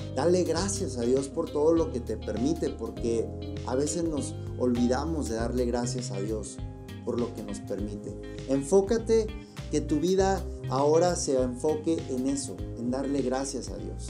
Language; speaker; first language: Spanish; native; Spanish